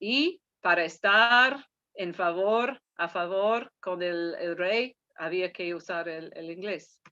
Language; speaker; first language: Spanish; non-native, fluent; English